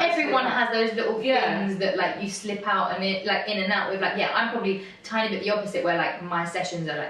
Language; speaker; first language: English; native; English